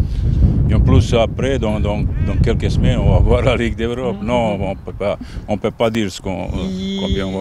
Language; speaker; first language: French; non-native, fluent; Bosnian